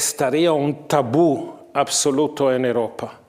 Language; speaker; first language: Spanish; non-native, fluent; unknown